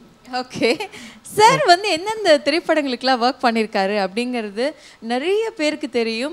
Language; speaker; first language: Tamil; native; Tamil